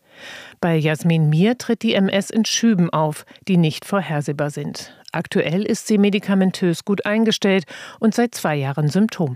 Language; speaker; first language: German; native; German